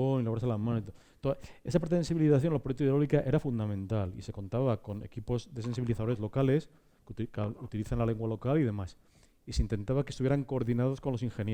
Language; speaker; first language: Spanish; native; Spanish